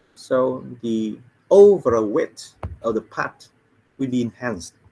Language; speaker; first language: English; non-native, fluent; Vietnamese